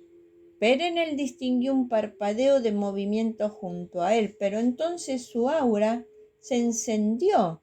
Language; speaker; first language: Spanish; native; Spanish